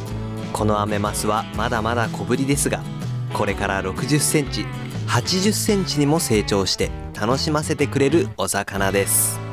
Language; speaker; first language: Japanese; native; Japanese